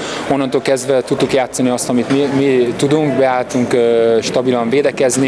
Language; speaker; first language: Hungarian; native; Hungarian